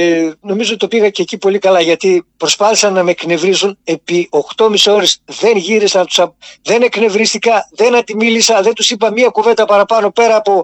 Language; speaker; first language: Greek; native; Greek